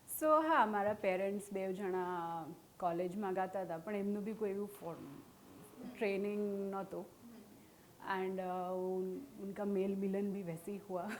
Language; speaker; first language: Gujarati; non-native, local second language; Hindi